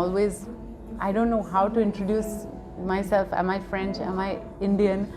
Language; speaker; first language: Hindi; non-native, local second language; French